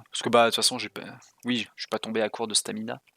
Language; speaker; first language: French; native; French